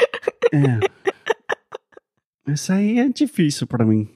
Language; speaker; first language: Portuguese; non-native, fluent; English